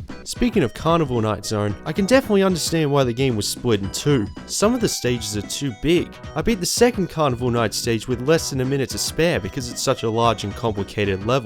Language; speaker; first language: English; native; English